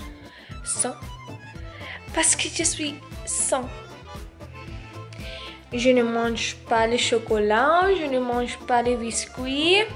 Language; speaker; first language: French; non-native, learner; Spanish